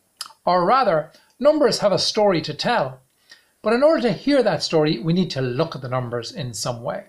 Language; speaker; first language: English; native; English